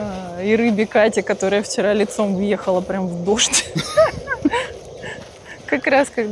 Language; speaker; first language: Russian; native; Russian